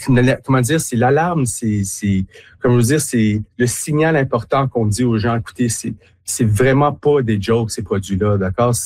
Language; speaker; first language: French; native; French